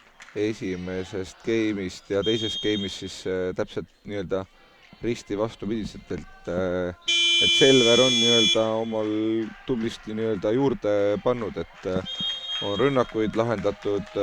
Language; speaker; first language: Estonian; native; Estonian